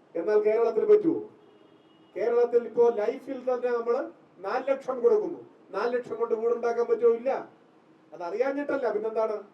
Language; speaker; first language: Malayalam; native; Malayalam